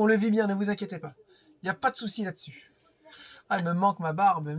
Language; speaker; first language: French; native; French